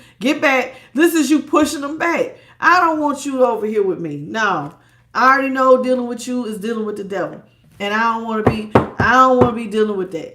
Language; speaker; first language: English; native; English